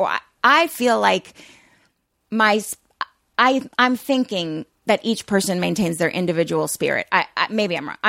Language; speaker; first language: English; native; English